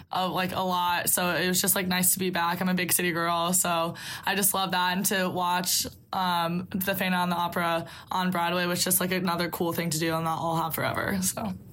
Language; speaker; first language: English; native; English